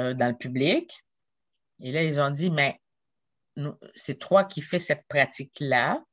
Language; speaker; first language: French; non-native, local second language; Haitian Creole